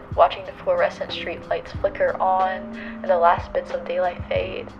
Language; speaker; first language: English; native; English